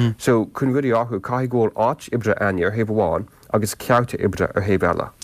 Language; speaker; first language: Irish; non-native, local second language; English